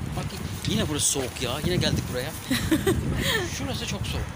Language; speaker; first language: Turkish; native; Turkish